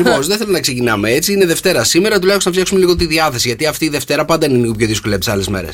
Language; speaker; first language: Greek; native; Greek